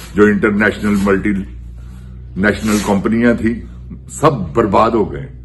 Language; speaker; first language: Urdu; non-native, local second language; Punjabi